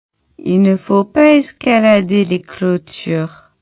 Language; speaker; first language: French; non-native, local second language; Arabic